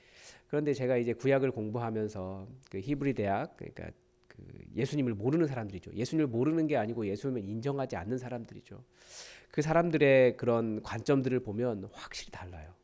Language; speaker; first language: Korean; native; Korean